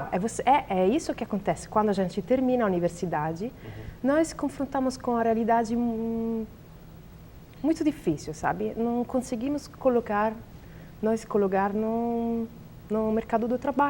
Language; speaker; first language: Portuguese; non-native, learner; Italian